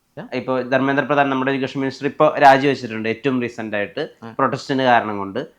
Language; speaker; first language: Malayalam; native; Malayalam